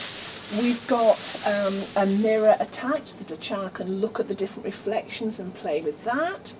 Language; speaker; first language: English; native; English